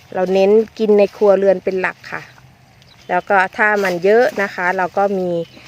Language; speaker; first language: Thai; non-native, local second language; Northeastern Thai